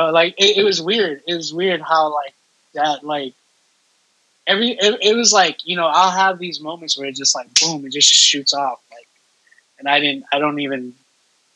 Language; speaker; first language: English; native; English